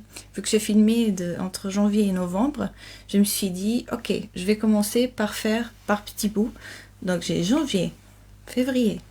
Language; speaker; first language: French; non-native, fluent; Portuguese